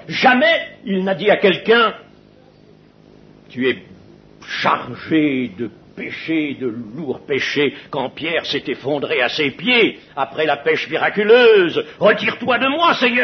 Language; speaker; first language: French; native; French